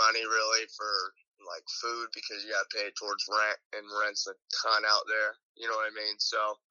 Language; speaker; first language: English; native; English